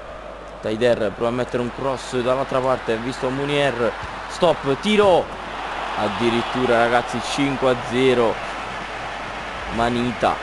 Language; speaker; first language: Italian; native; Italian